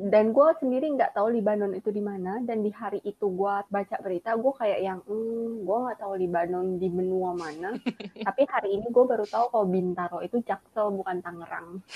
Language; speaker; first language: Indonesian; non-native, local second language; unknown